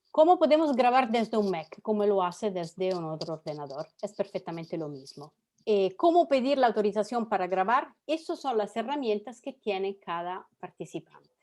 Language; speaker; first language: Spanish; non-native, fluent; Italian